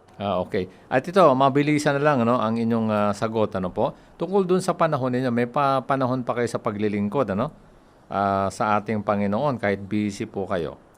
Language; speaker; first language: Filipino; native; Filipino